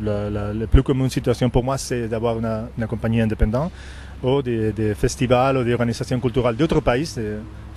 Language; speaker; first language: French; non-native, fluent; Spanish